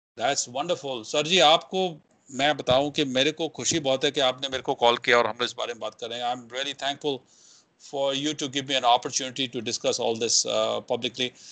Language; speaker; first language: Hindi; non-native, local second language; Punjabi